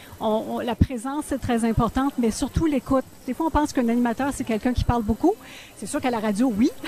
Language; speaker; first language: French; native; French